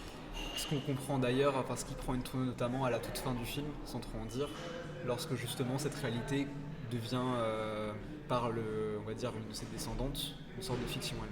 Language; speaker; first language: French; native; French